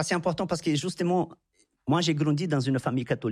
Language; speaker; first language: French; non-native, fluent; Portuguese